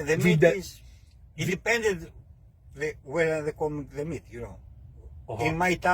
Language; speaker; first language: English; non-native, learner; Greek